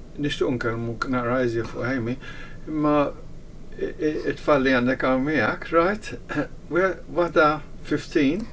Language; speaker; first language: Maltese; early bilingual, heritage; Maltese